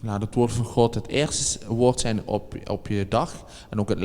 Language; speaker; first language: Dutch; native; Dutch